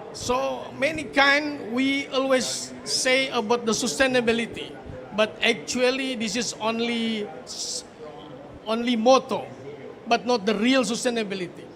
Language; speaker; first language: English; non-native, fluent; Indonesian